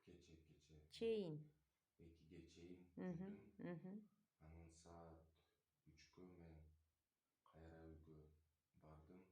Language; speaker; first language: Kyrgyz; non-native, learner; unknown